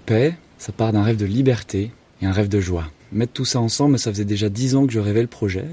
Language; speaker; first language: French; native; French